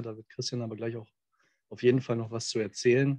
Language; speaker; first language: German; native; German